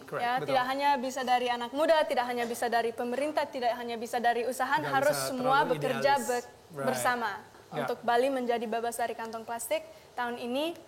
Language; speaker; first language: Indonesian; non-native, local second language; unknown